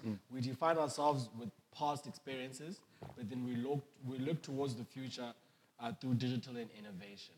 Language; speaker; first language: English; non-native, local second language; Southern Sotho